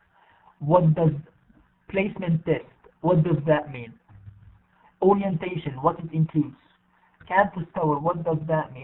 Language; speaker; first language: English; non-native, fluent; Arabic